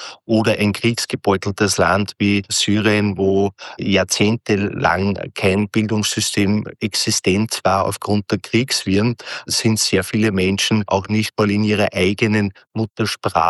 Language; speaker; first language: German; native; German